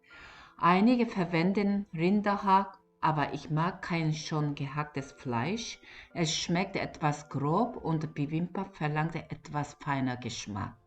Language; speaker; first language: German; non-native, fluent; Korean